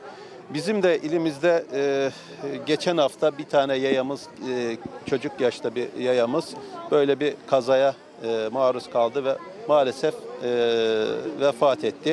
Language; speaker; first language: Turkish; native; Turkish